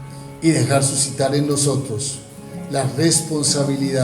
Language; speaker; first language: Spanish; native; Spanish